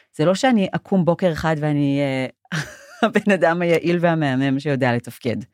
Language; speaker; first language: Hebrew; non-native, fluent; English